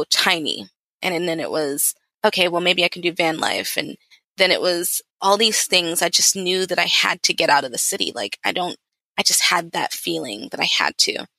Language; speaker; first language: English; native; English